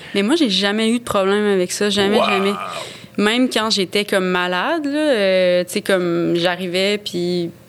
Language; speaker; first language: French; native; French